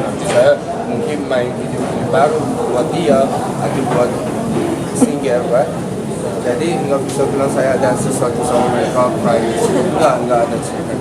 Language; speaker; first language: Indonesian; non-native, learner; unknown